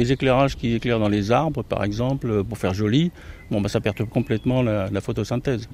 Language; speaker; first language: French; native; French